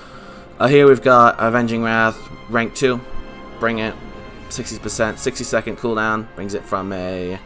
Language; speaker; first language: English; native; English